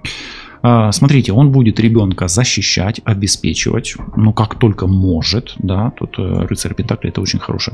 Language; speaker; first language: Russian; non-native, local second language; Ukrainian